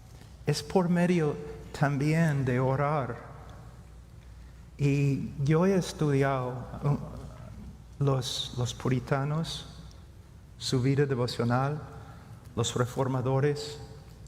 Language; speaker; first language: Spanish; non-native, fluent; English